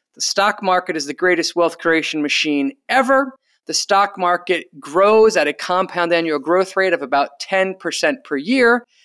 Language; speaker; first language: English; native; English